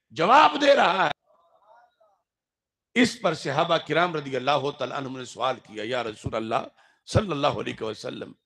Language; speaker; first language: Urdu; non-native, local second language; Punjabi